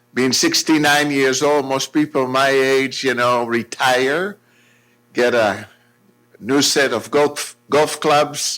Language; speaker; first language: English; non-native, fluent; Hebrew